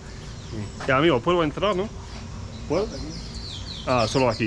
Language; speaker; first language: Spanish; non-native, learner; English